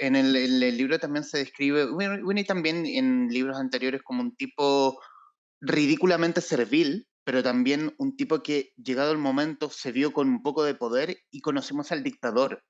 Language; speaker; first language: Spanish; native; Spanish